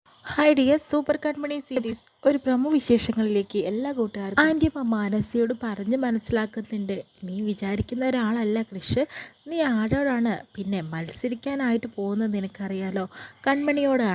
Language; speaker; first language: Malayalam; native; Malayalam